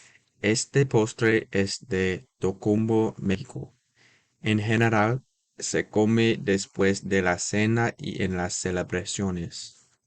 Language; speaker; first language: Spanish; non-native, learner; English